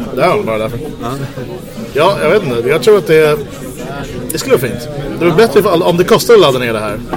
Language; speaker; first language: Swedish; non-native, fluent; English